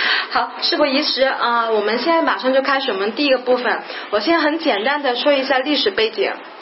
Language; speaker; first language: Chinese; non-native, local second language; Cantonese